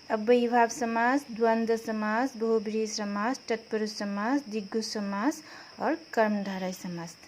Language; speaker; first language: Hindi; non-native, local second language; Assamese